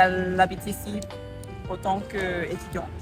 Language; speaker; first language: French; non-native, learner; Thai